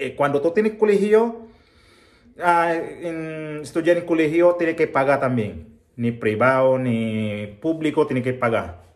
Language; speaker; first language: Spanish; non-native, learner; Filipino